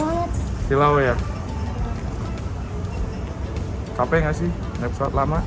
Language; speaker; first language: Indonesian; native; Indonesian